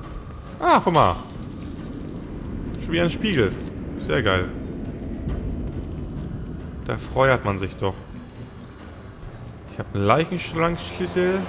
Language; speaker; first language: German; native; German